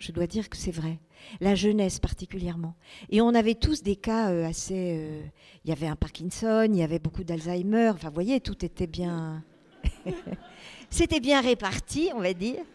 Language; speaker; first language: French; native; French